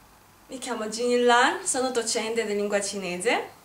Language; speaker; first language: Italian; non-native, learner; Chinese